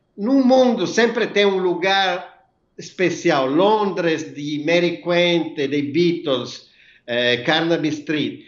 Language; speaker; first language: Portuguese; non-native, fluent; Italian